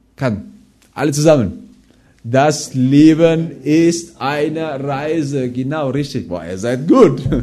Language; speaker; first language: German; non-native, fluent; Filipino